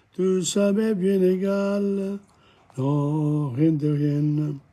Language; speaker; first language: French; non-native, learner; English